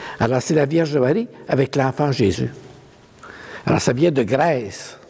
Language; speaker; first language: French; native; French